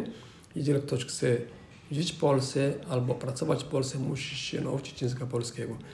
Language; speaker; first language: Polish; non-native, fluent; Somali